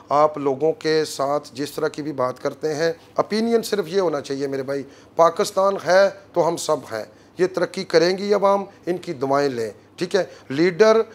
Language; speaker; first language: Urdu; non-native, local second language; Punjabi